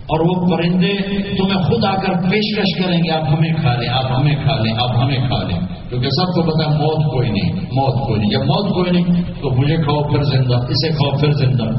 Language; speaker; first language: Urdu; non-native, local second language; Punjabi